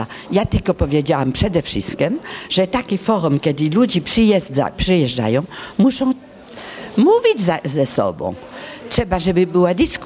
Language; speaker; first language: Polish; early bilingual, heritage; Polish